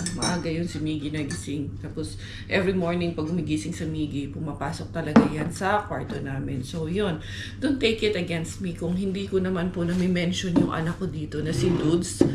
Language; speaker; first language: Filipino; non-native, local second language; Cebuano